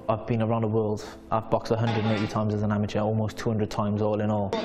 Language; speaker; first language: English; native; English